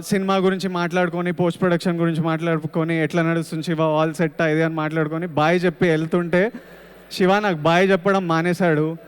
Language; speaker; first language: Telugu; native; Telugu